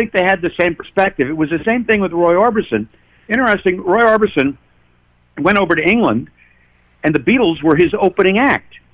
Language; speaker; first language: English; native; English